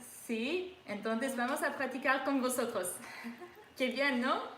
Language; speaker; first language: Spanish; non-native, learner; English